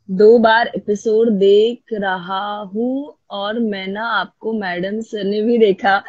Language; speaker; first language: Hindi; non-native, local second language; Marathi